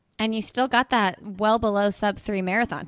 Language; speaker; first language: English; native; English